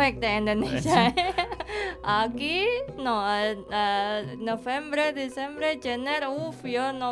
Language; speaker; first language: Catalan; non-native, learner; Indonesian